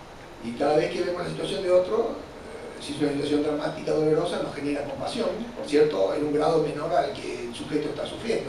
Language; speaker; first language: Spanish; native; Spanish